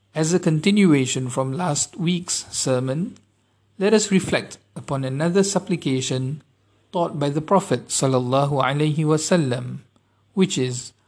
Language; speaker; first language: English; non-native, local second language; Malay